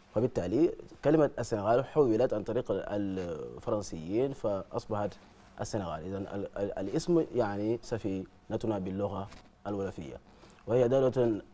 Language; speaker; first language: Arabic; non-native, fluent; Wolof